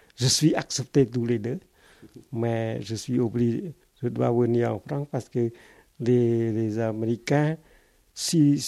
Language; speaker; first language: French; non-native, fluent; Khmer